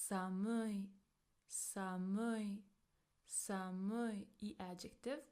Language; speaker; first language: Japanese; non-native, fluent; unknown